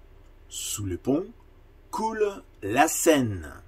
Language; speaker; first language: French; non-native, fluent; Spanish